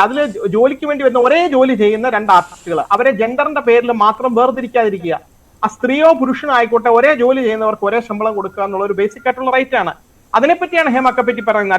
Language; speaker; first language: Malayalam; native; Malayalam